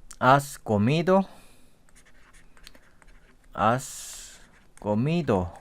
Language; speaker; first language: Spanish; non-native, learner; Korean